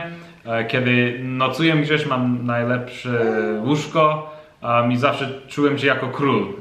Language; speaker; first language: Polish; non-native, learner; English